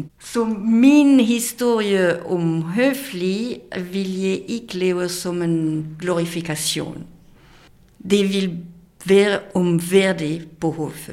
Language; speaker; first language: Danish; non-native, fluent; French